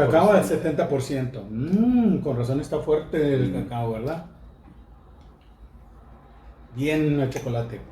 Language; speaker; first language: Spanish; native; Spanish